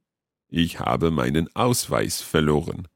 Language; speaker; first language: German; non-native, learner; English